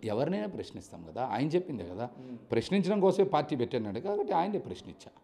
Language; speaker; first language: Telugu; native; Telugu